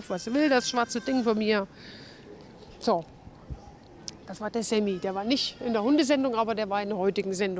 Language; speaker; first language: German; native; German